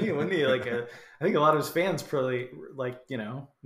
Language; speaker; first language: English; native; English